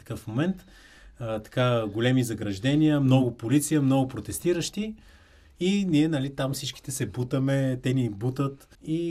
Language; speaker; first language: Bulgarian; native; Bulgarian